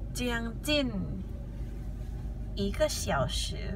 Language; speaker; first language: Chinese; non-native, learner; Thai